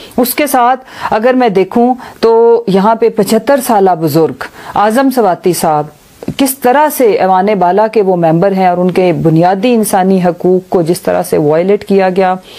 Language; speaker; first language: Urdu; non-native, local second language; Punjabi